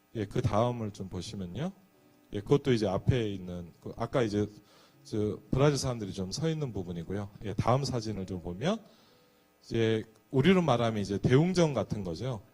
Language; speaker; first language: Korean; native; Korean